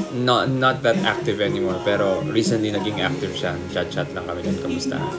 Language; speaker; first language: Filipino; native; Filipino